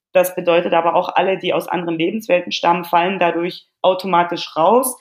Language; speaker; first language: German; early bilingual, other home language; Polish